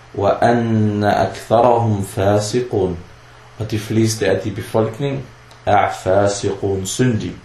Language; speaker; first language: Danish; early bilingual, other home language; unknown